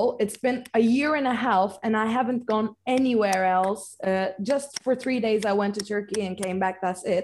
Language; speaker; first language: English; non-native, fluent; Turkish